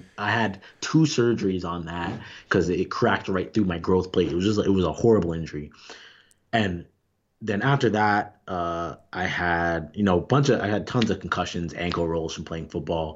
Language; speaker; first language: English; native; English